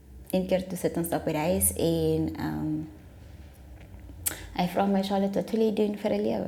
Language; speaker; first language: Afrikaans; non-native, local second language; South Ndebele